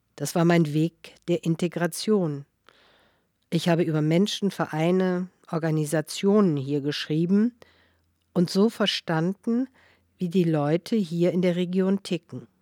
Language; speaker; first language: German; non-native, fluent; Russian